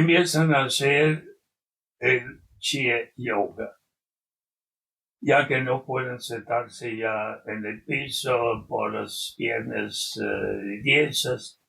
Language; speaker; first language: Spanish; non-native, fluent; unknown